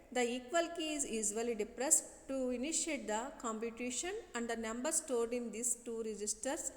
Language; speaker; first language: English; non-native, local second language; Telugu